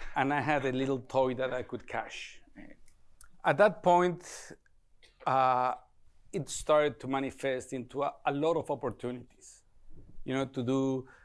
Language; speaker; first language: English; non-native, fluent; Spanish